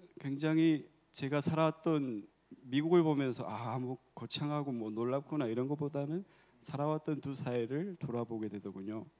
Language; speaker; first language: Korean; native; Korean